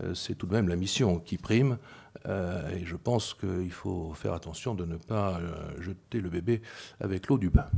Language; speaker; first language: French; native; French